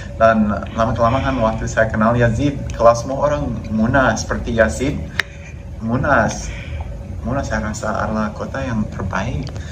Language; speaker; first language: Indonesian; non-native, fluent; English